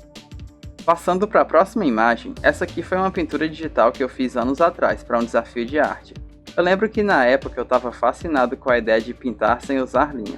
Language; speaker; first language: Portuguese; native; Portuguese